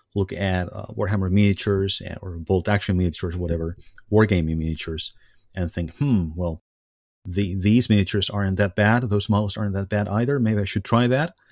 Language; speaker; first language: English; non-native, fluent; Spanish